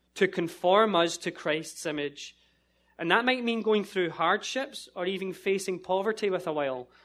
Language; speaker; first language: English; native; English